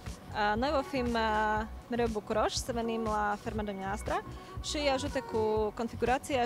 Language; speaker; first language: Romanian; non-native, learner; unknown